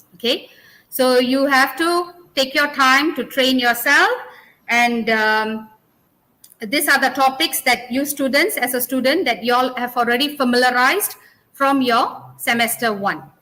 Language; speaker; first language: English; non-native, local second language; Malay